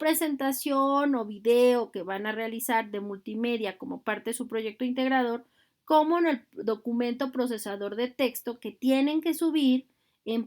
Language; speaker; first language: Spanish; native; Spanish